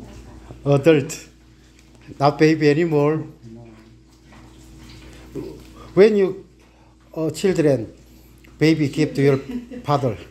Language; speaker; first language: English; non-native, learner; Korean